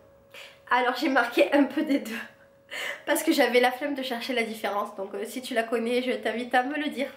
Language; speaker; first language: French; native; French